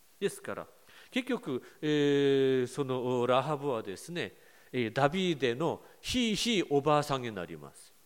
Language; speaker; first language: Japanese; non-native, fluent; Korean